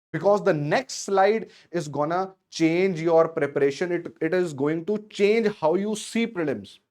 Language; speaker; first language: English; non-native, local second language; Punjabi